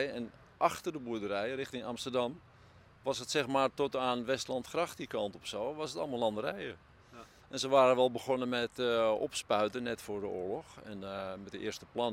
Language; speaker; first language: Dutch; native; Dutch